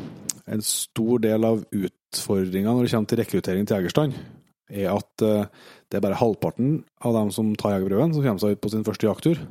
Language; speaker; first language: Norwegian; native; Norwegian